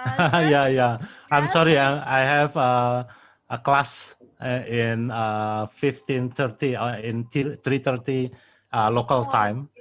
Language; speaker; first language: English; non-native, fluent; Indonesian